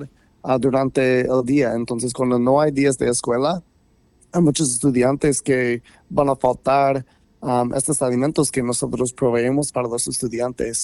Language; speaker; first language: Spanish; non-native, fluent; English